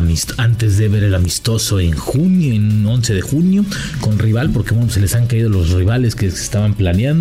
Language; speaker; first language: Spanish; native; Spanish